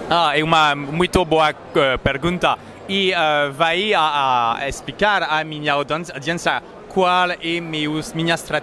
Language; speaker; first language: Portuguese; non-native, learner; French